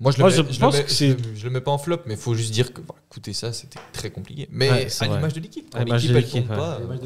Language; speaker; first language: French; native; French